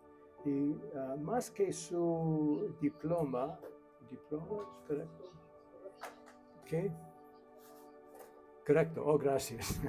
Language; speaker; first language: Spanish; non-native, learner; English